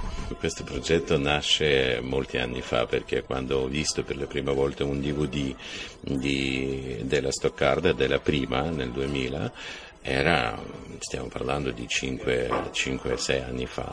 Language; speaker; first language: Italian; non-native, fluent; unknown